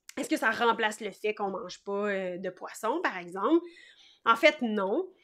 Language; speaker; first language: French; native; French